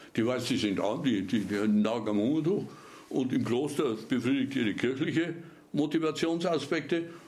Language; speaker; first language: German; native; German